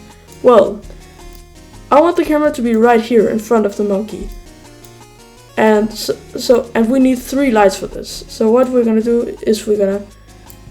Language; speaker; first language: English; native; English